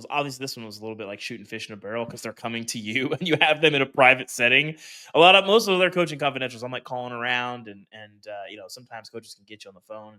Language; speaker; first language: English; native; English